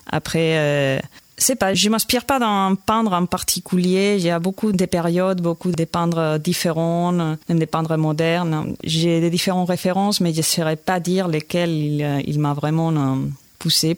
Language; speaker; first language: French; non-native, fluent; Spanish